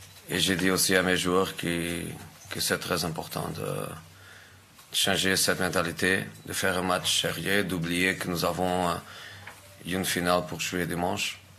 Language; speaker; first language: French; non-native, fluent; Portuguese